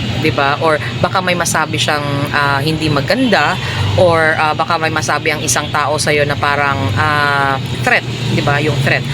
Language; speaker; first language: Filipino; non-native, local second language; Cebuano